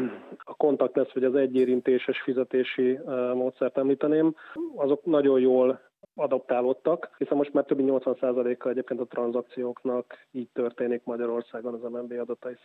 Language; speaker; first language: Hungarian; native; Hungarian